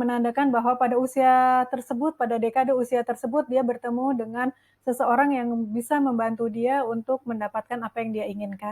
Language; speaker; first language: Indonesian; native; Indonesian